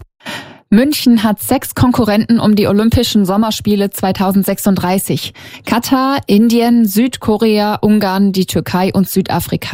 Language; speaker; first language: German; native; German